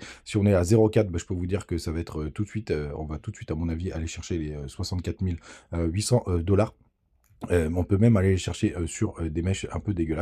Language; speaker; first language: French; native; French